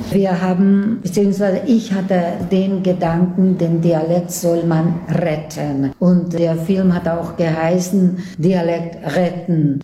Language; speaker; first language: German; native; German